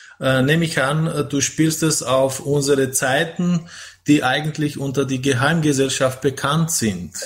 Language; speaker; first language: German; non-native, fluent; Romanian